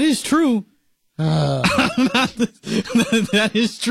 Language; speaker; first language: English; native; English